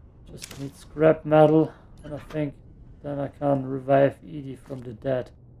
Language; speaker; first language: English; non-native, fluent; German